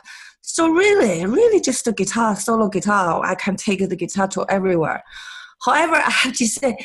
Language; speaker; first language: English; non-native, fluent; Chinese